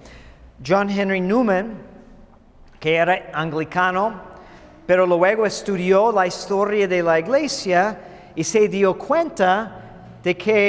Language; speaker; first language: Spanish; non-native, fluent; English